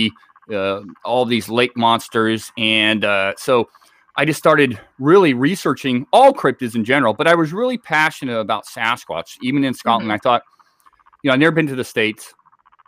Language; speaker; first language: English; native; English